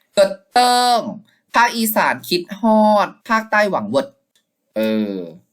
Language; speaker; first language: Thai; native; Thai